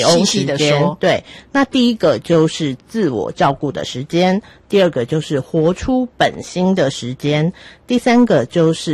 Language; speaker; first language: Chinese; native; Chinese